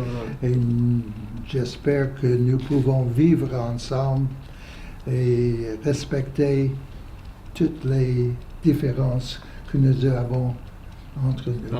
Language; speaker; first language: French; non-native, fluent; English